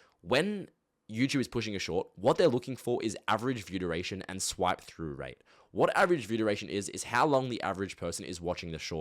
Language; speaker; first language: English; native; English